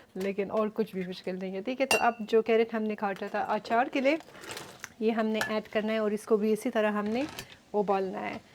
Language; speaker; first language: Urdu; native; Urdu